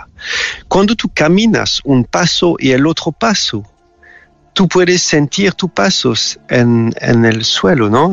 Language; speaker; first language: Spanish; non-native, fluent; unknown